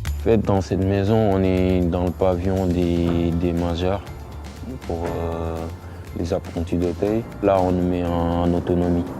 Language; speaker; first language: French; non-native, local second language; Wolof